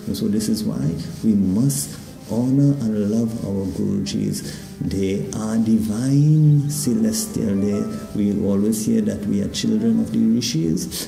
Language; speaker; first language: English; native; English